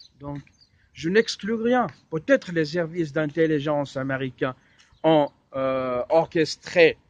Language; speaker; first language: French; non-native, fluent; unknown